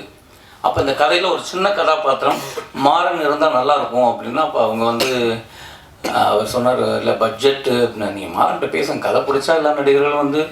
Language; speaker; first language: Tamil; native; Tamil